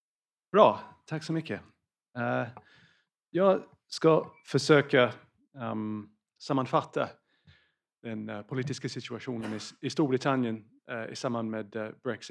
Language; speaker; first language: Swedish; non-native, fluent; English